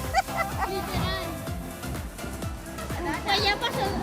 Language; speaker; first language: Spanish; early bilingual, other home language; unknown